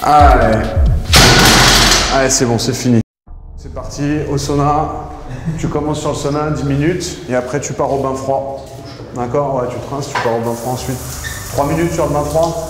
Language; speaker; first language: French; native; French